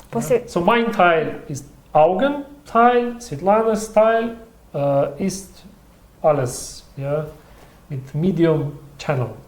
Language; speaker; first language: German; non-native, learner; Russian